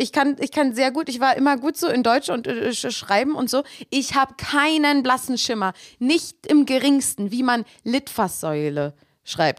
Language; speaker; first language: German; native; German